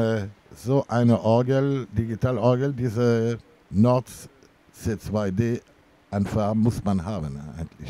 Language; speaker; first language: German; non-native, fluent; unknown